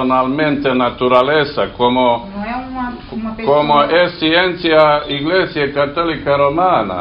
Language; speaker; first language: Spanish; non-native, learner; Serbian